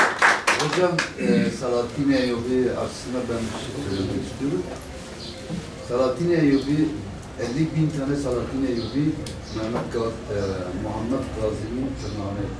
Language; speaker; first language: Turkish; non-native, local second language; Kurdish